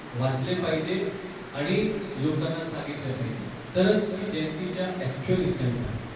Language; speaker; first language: Marathi; non-native, local second language; Hindi